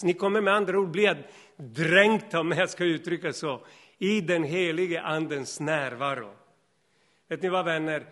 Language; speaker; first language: Swedish; non-native, fluent; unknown